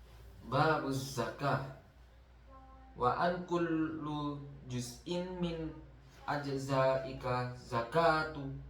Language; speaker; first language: Arabic; non-native, learner; Indonesian